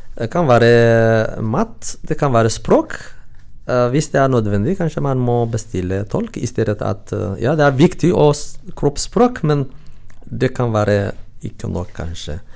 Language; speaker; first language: Norwegian; non-native, learner; Tigrinya